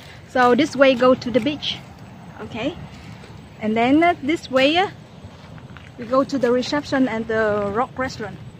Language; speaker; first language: English; non-native, learner; Vietnamese